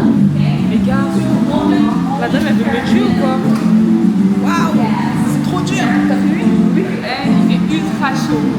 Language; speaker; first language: French; native; French